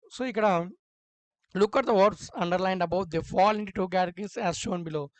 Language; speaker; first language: English; non-native, local second language; Telugu